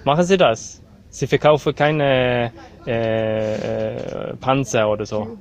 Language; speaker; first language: German; non-native, learner; Swedish